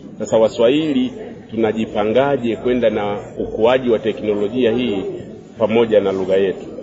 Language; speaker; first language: Swahili; native; Swahili